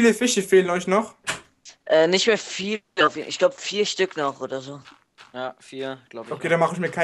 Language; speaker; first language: German; native; German